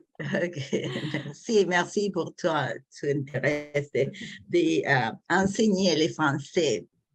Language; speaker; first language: French; non-native, learner; English